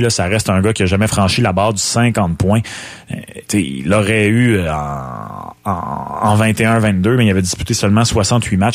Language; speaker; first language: French; native; French